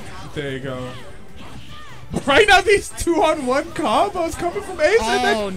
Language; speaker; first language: English; native; English